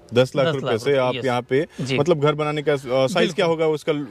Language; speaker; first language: Hindi; native; Hindi